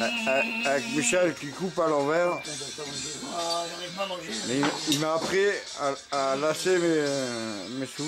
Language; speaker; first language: French; native; French